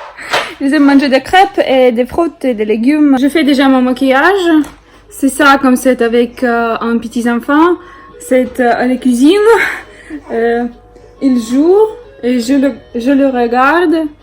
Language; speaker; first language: French; non-native, learner; Russian